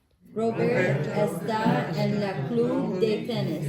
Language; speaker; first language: Spanish; non-native, learner; English